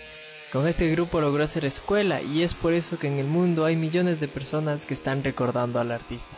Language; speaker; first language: Spanish; native; Spanish